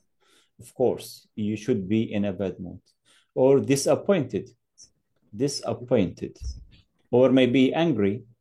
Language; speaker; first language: English; non-native, fluent; Arabic